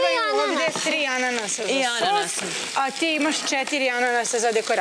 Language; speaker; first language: Serbian; native; Serbian